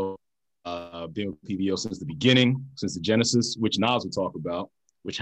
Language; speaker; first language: English; non-native, local second language; Yoruba